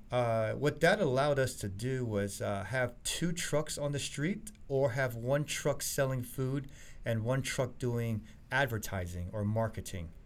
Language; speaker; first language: English; early bilingual, other home language; Chinese